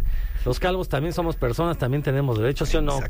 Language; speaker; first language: Spanish; native; Spanish